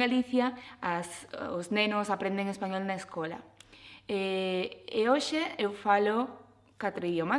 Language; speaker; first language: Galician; early bilingual, other home language; Portuguese